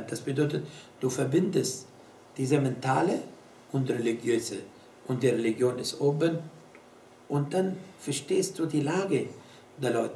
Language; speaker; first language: German; non-native, fluent; Arabic